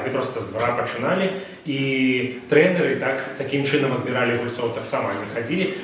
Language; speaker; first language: Belarusian; non-native, local second language; Russian